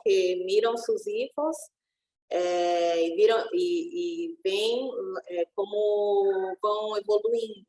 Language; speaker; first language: Spanish; non-native, learner; Portuguese